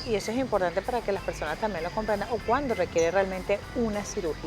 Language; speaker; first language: Spanish; native; Spanish